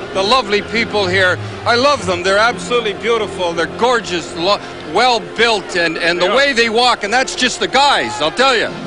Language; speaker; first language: English; native; English